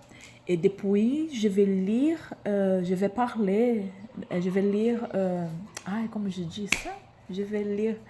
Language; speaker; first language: French; non-native, learner; Portuguese